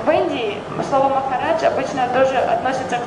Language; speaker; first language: Russian; native; Russian